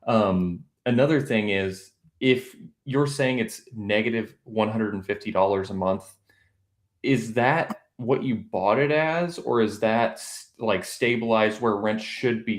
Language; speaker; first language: English; native; English